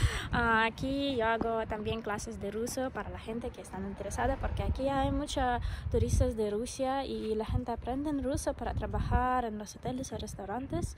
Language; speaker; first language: Spanish; non-native, fluent; Russian